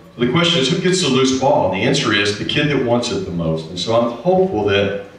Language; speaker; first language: English; native; English